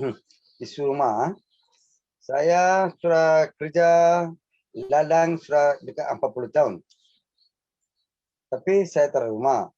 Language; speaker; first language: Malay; non-native, local second language; Tamil